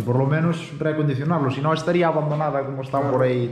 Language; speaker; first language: Spanish; native; Spanish